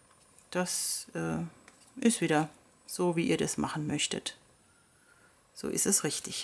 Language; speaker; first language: German; native; German